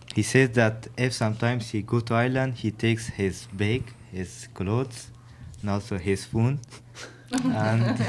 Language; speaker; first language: English; non-native, learner; Persian